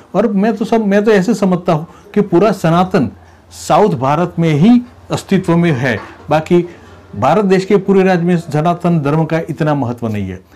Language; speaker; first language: Hindi; non-native, local second language; Gujarati